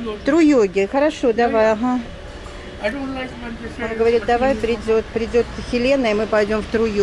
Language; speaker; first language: Russian; native; Russian